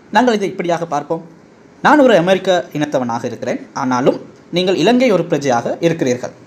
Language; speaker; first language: Tamil; non-native, fluent; English